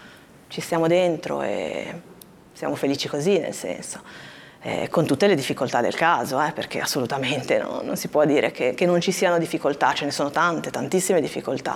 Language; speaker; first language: Italian; native; Italian